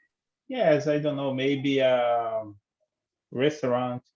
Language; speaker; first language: English; non-native, learner; Portuguese